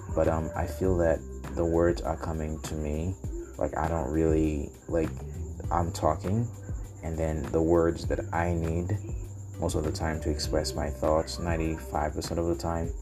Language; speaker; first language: English; non-native, fluent; Haitian Creole